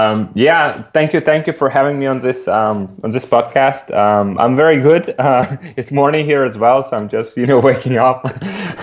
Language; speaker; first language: English; non-native, fluent; Ukrainian